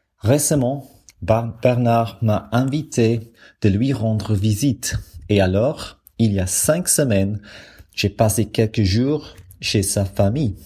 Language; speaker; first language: French; non-native, fluent; English